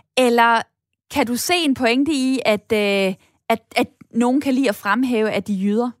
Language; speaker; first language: Danish; native; Danish